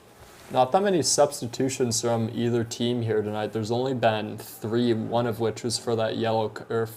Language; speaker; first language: English; native; English